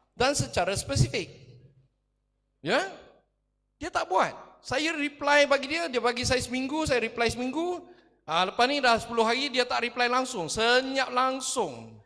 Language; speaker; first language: Malay; non-native, local second language; Chinese